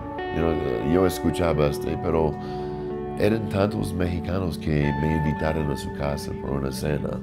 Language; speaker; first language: Spanish; non-native, learner; English